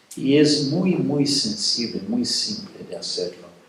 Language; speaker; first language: Spanish; non-native, fluent; Portuguese